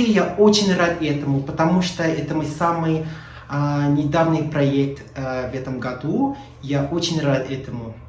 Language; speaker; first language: Russian; non-native, fluent; English